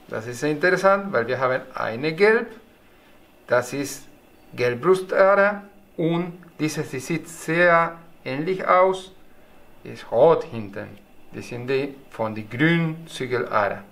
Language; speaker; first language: German; non-native, learner; Spanish